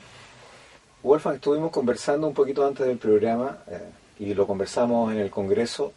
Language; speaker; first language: Spanish; native; Spanish